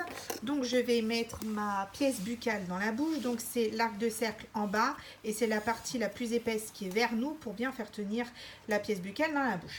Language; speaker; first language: French; native; French